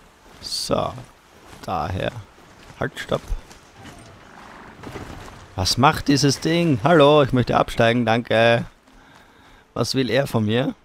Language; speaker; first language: German; native; German